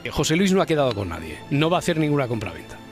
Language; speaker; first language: Spanish; native; Spanish